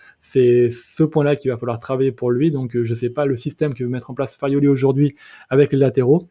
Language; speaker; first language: French; native; French